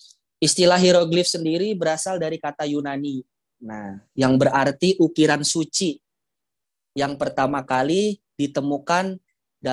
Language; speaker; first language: Indonesian; native; Indonesian